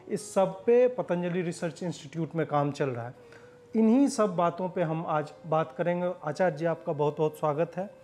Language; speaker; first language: Hindi; native; Hindi